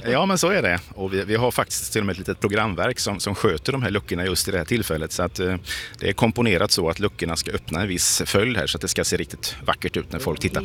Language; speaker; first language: Swedish; native; Swedish